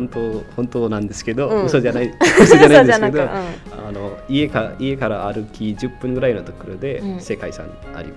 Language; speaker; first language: Japanese; non-native, fluent; Newari